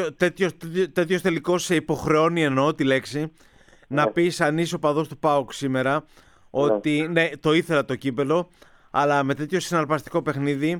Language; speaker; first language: Greek; native; Greek